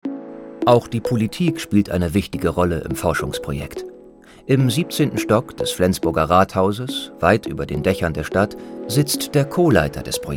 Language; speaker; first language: German; native; German